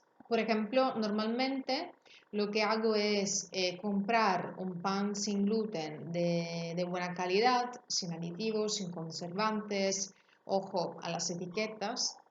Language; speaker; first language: Spanish; non-native, fluent; Italian